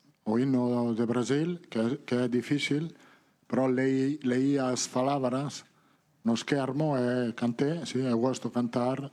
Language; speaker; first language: Portuguese; non-native, fluent; Italian